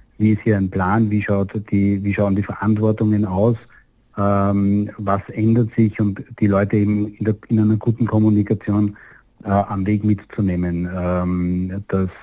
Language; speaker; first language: German; native; German